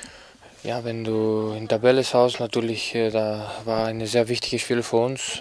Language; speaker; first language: German; non-native, fluent; Greek